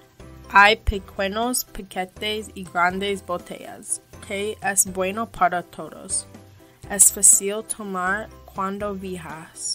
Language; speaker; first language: Spanish; non-native, learner; English